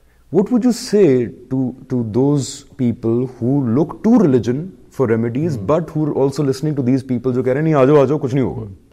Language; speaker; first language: English; non-native, local second language; Urdu